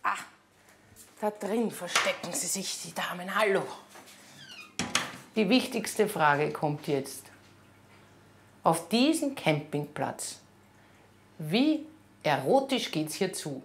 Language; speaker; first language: German; native; German